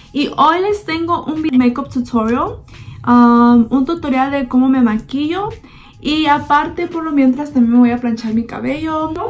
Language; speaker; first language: Spanish; early bilingual, heritage; Spanish